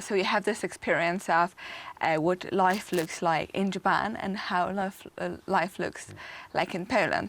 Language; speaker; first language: English; non-native, fluent; Polish